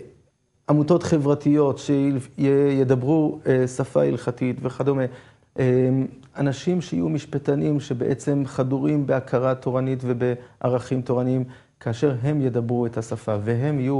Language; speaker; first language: Hebrew; native; Hebrew